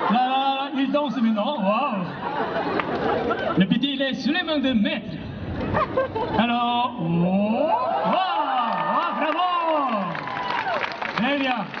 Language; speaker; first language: French; non-native, fluent; Korean